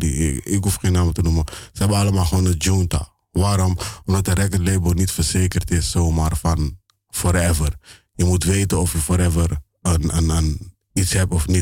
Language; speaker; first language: Dutch; native; Dutch